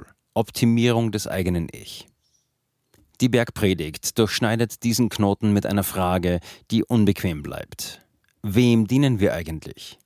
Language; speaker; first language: German; native; German